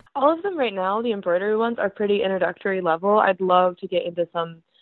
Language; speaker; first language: English; native; English